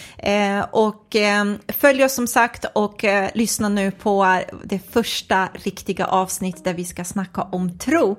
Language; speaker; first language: Swedish; early bilingual, other home language; Croatian